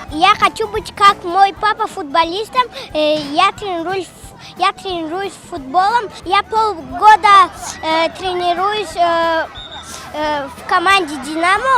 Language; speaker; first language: Russian; non-native, local second language; Tajik